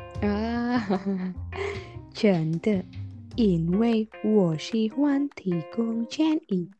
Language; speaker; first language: Chinese; non-native, learner; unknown